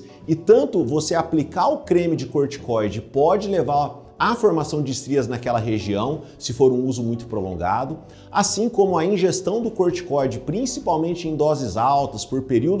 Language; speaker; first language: Portuguese; native; Portuguese